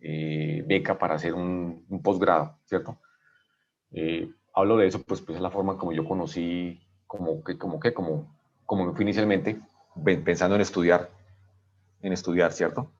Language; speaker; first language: Spanish; native; Spanish